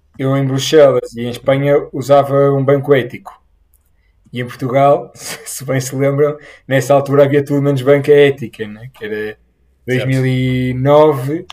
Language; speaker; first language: Portuguese; native; Portuguese